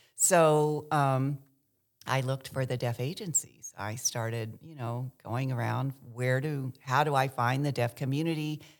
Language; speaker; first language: English; early bilingual, other home language; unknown